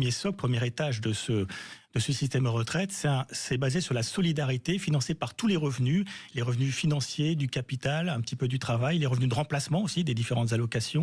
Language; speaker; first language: French; native; French